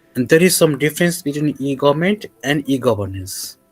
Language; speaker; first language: English; non-native, local second language; Nepali